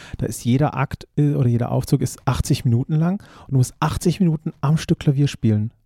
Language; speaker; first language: German; native; German